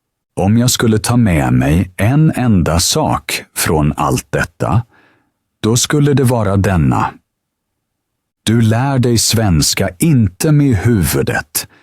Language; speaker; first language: Swedish; non-native, fluent; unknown